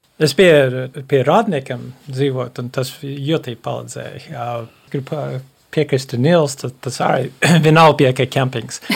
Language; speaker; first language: Latvian; early bilingual, heritage; Latvian